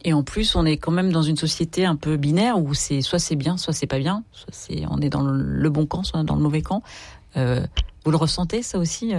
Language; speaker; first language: French; native; French